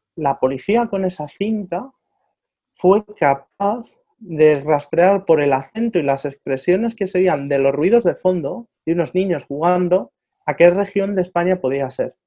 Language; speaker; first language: Spanish; native; Spanish